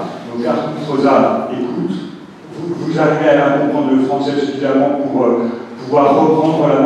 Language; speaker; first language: French; native; French